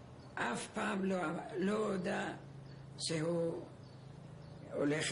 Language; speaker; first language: Hebrew; non-native, fluent; Arabic